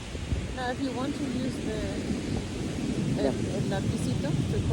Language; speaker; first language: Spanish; early bilingual, heritage; Spanish